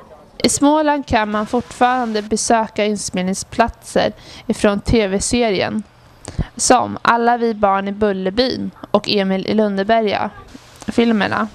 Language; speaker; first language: Swedish; native; Swedish